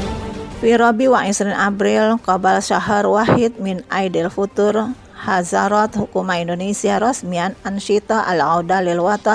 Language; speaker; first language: Arabic; non-native, fluent; Indonesian